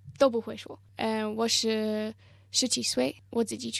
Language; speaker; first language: Chinese; non-native, learner; English